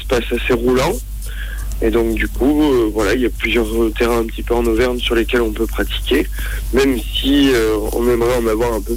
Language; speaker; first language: French; native; French